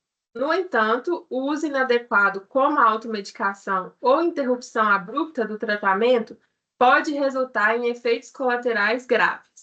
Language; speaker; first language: Portuguese; native; Portuguese